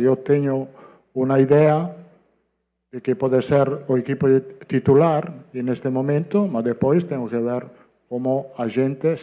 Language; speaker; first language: Portuguese; non-native, fluent; Italian